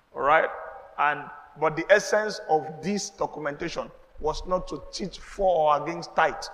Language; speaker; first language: English; non-native, local second language; Yoruba